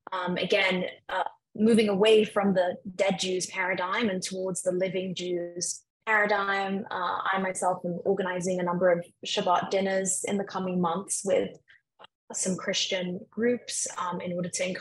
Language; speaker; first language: English; native; English